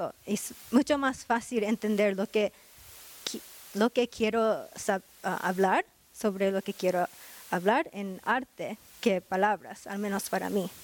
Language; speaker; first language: Spanish; non-native, learner; Japanese